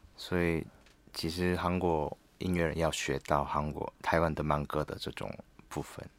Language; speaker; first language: Chinese; non-native, learner; Korean